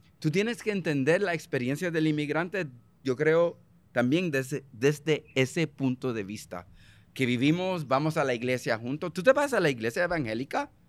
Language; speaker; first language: Spanish; early bilingual, heritage; Spanish